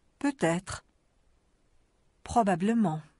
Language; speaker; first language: French; native; French